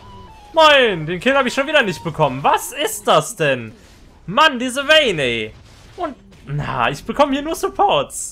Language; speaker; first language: German; native; German